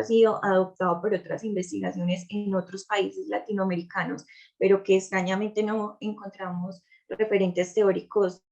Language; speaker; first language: Spanish; native; Spanish